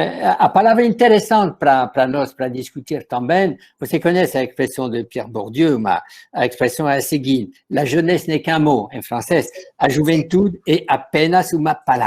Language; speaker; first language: Portuguese; non-native, fluent; French